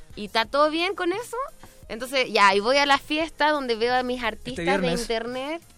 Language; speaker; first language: Spanish; native; Spanish